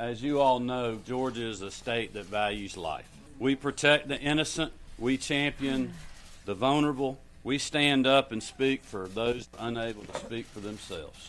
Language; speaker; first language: English; native; English